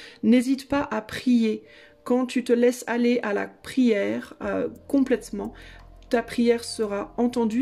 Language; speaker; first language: French; native; French